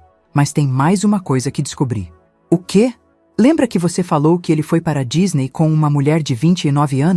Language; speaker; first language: Portuguese; native; Portuguese